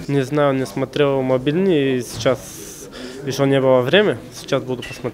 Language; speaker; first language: Russian; non-native, learner; Bulgarian